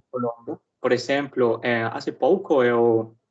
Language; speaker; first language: Portuguese; non-native, learner; Spanish